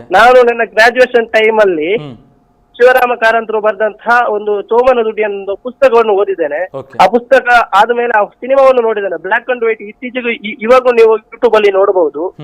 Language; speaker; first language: Kannada; non-native, local second language; Tulu